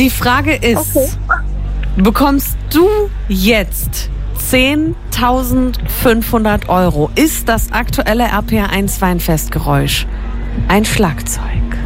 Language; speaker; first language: German; native; German